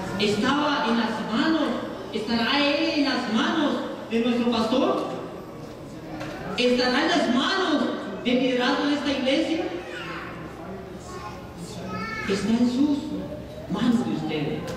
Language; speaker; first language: Spanish; native; Spanish